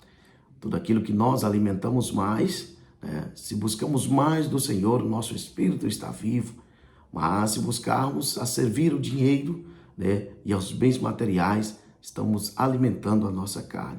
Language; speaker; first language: Portuguese; native; Portuguese